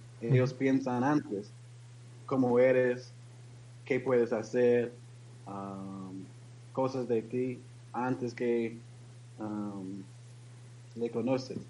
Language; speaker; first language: Spanish; non-native, learner; English